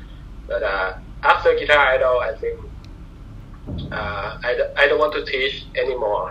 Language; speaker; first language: English; non-native, learner; Thai